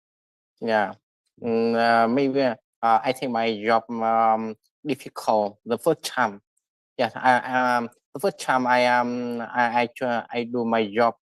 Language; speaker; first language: English; non-native, learner; Vietnamese